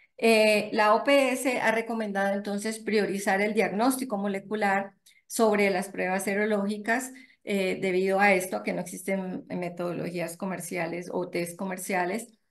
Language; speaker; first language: Spanish; native; Spanish